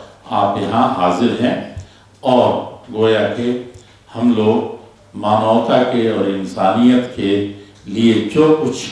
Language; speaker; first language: Urdu; native; Urdu